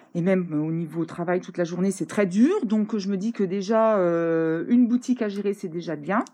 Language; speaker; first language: French; native; French